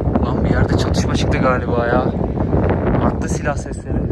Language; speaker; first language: Turkish; native; Turkish